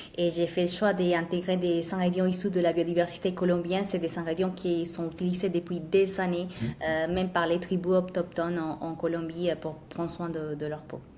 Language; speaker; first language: French; non-native, fluent; Spanish